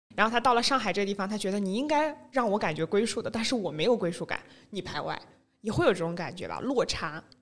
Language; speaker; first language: Chinese; native; Chinese